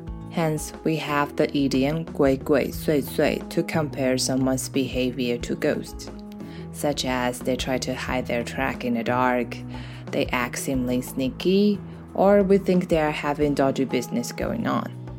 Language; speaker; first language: English; non-native, fluent; Chinese